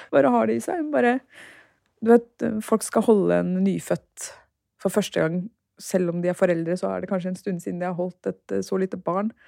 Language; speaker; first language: Norwegian; early bilingual, other home language; Turkish